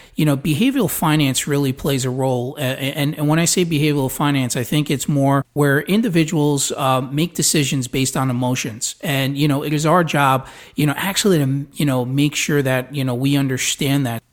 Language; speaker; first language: English; native; English